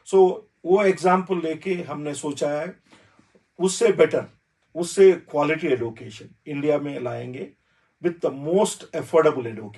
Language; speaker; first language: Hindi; non-native, learner; Telugu